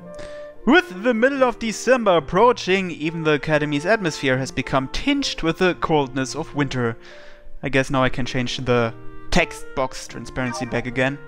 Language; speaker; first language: English; native; English